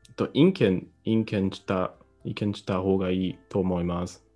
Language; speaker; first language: Japanese; non-native, learner; English